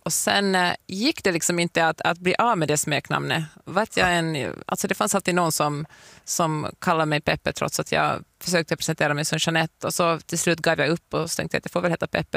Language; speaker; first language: Swedish; native; Swedish